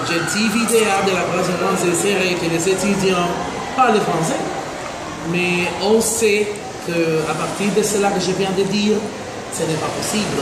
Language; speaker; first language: French; non-native, learner; Spanish